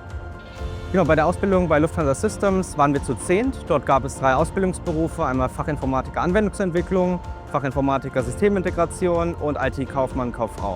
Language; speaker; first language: German; native; German